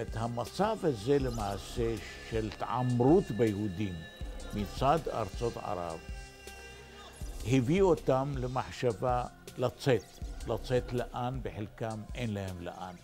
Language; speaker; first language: Hebrew; non-native, fluent; Arabic